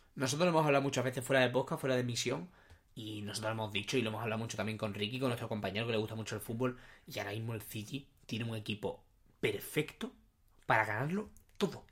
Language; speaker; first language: Spanish; native; Spanish